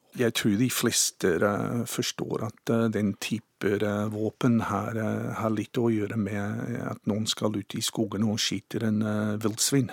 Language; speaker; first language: Norwegian; non-native, fluent; English